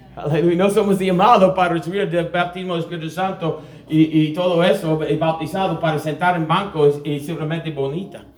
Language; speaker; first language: Spanish; non-native, learner; English